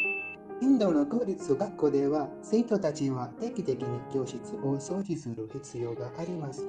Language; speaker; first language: Japanese; non-native, learner; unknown